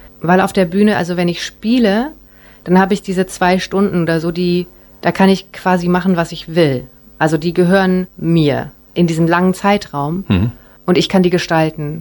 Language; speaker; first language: German; native; German